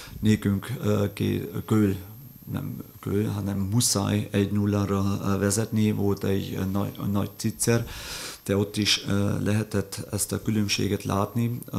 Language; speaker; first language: Hungarian; non-native, fluent; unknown